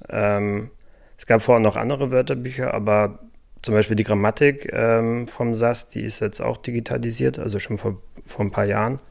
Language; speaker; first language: German; native; German